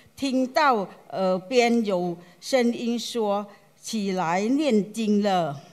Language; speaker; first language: Chinese; non-native, fluent; Khmer